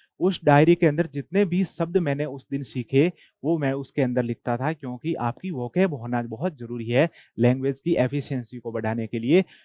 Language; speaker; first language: Hindi; non-native, local second language; Marwari